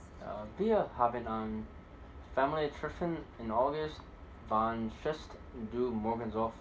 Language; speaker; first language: German; non-native, learner; English